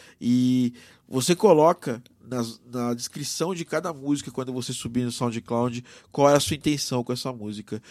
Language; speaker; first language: Portuguese; native; Portuguese